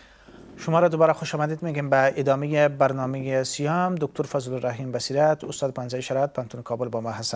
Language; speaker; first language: Persian; native; Persian